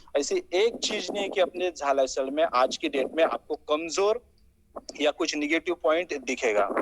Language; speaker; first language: Hindi; non-native, local second language; Marathi